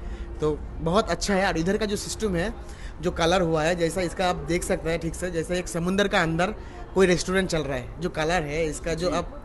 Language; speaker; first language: Hindi; non-native, local second language; Bangla